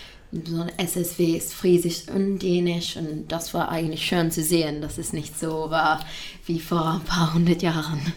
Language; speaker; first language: German; non-native, fluent; English